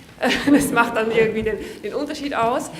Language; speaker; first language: German; native; German